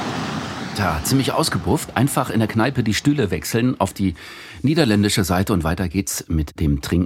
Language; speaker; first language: German; native; German